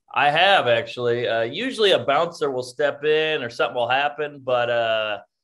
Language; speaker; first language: English; native; English